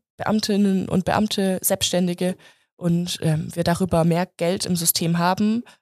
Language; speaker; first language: German; native; German